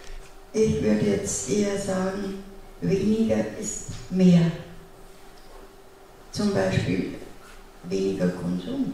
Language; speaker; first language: German; non-native, fluent; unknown